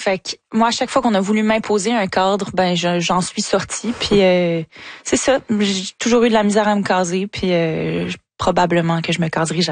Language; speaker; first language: French; native; French